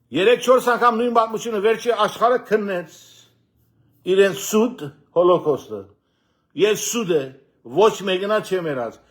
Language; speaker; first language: Armenian; early bilingual, heritage; Armenian